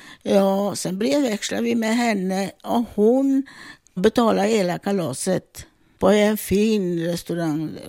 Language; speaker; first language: Swedish; non-native, fluent; Italian